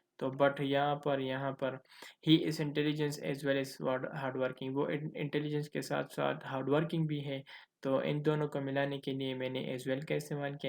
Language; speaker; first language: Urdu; non-native, local second language; Pashto